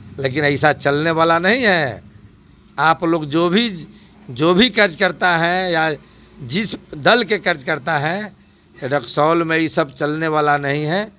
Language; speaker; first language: Hindi; native; Hindi